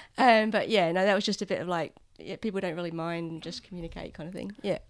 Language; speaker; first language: English; native; English